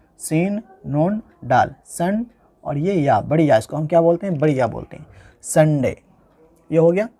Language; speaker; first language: Hindi; native; Hindi